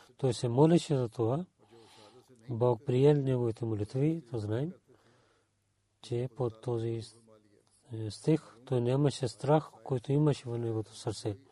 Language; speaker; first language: Bulgarian; non-native, learner; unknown